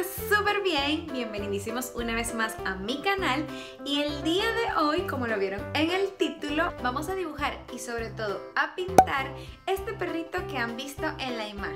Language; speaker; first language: Spanish; native; Spanish